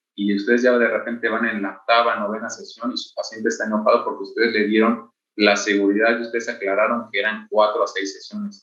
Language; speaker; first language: Spanish; native; Spanish